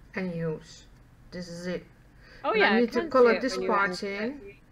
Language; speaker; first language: English; non-native, fluent; Dutch